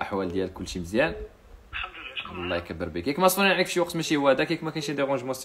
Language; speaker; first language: Arabic; native; Arabic